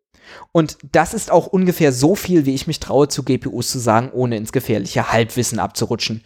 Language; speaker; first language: German; native; German